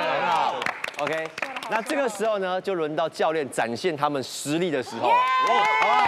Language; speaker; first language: Chinese; native; Chinese